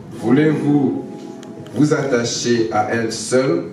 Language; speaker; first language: French; non-native, local second language; Lingala